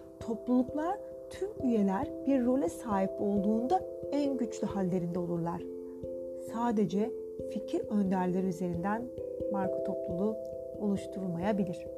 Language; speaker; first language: Turkish; native; Turkish